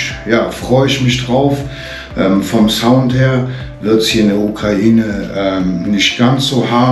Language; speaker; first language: German; native; German